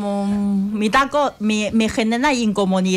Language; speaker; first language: Spanish; non-native, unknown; Chinese